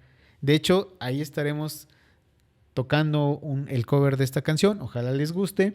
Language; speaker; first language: Spanish; native; Spanish